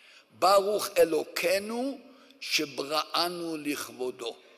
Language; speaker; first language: Hebrew; native; Hebrew